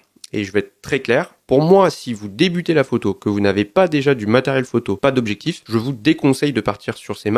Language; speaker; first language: French; native; French